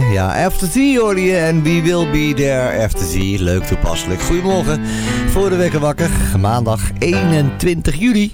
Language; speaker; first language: Dutch; native; Dutch